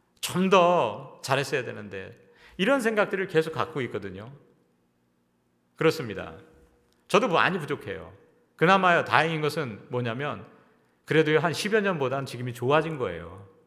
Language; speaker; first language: Korean; native; Korean